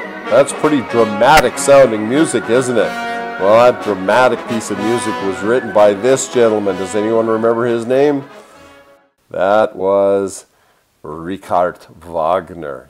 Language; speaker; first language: English; early bilingual, other home language; German